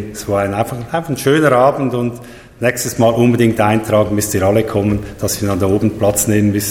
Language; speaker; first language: German; native; German